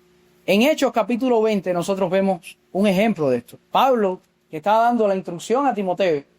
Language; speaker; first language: Spanish; native; Spanish